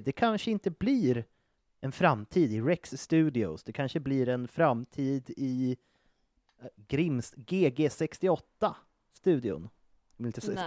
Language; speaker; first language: Swedish; native; Swedish